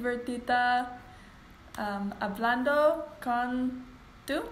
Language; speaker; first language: Spanish; non-native, learner; English